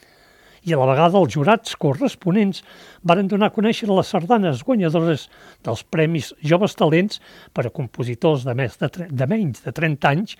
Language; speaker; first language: Catalan; native; Catalan